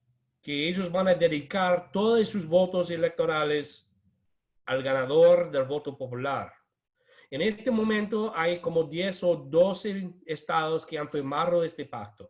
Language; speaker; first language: Spanish; non-native, fluent; English